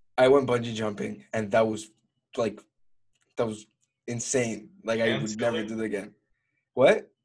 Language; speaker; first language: English; early bilingual, other home language; Spanish